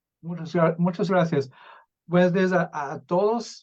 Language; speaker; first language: Spanish; non-native, fluent; English